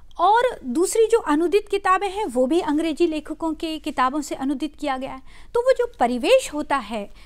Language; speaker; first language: Hindi; native; Hindi